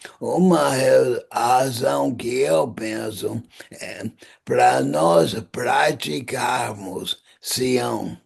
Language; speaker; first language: Portuguese; non-native, fluent; English